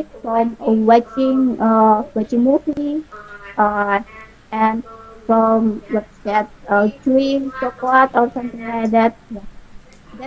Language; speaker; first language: English; non-native, learner; Indonesian